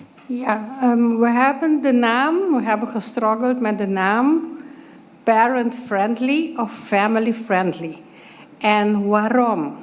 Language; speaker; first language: Dutch; non-native, local second language; Papiamento